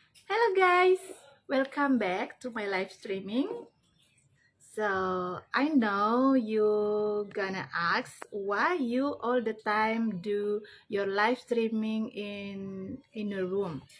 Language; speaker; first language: English; non-native, learner; Indonesian